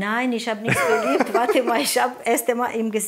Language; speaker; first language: German; non-native, learner; Russian